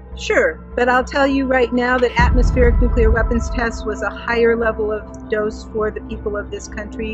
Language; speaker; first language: English; native; English